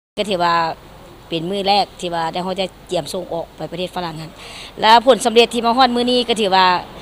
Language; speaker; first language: Lao; native; Lao